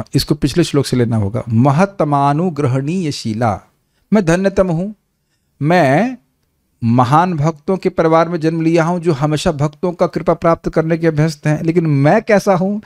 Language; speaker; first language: Hindi; native; Hindi